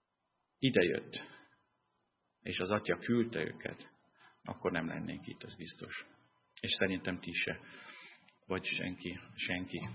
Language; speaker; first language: Hungarian; non-native, fluent; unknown